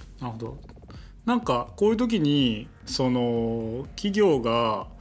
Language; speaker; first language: Japanese; native; Japanese